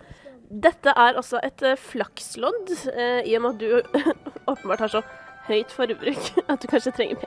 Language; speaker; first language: Norwegian; native; Norwegian